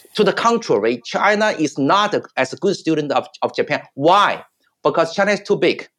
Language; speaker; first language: English; non-native, fluent; Chinese